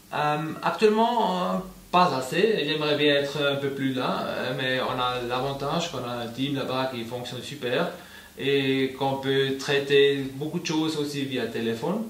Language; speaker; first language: French; non-native, local second language; German